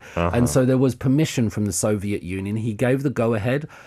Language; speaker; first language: English; native; English